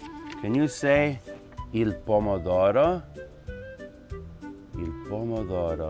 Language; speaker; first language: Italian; early bilingual, heritage; English